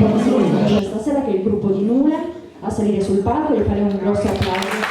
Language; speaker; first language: Italian; native; Italian